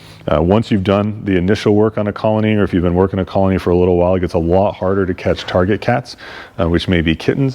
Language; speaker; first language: English; native; English